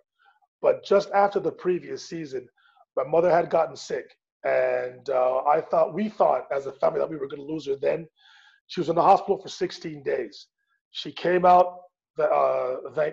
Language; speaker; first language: English; native; English